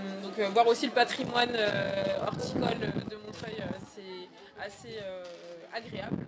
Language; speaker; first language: French; native; French